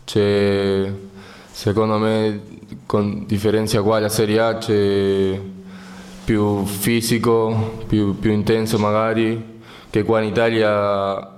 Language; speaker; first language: Italian; non-native, learner; Spanish